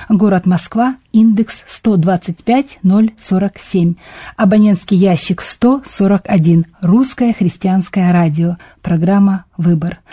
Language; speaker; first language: Russian; native; Russian